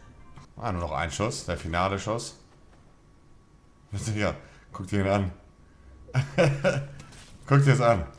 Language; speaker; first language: German; native; German